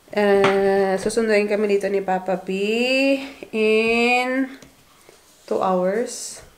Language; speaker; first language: Filipino; native; Filipino